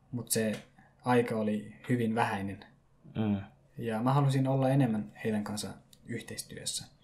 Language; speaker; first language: Finnish; early bilingual, other home language; Persian